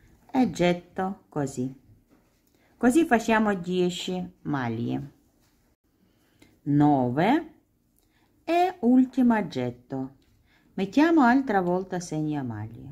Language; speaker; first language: Italian; non-native, learner; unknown